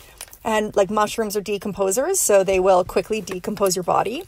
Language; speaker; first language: English; native; English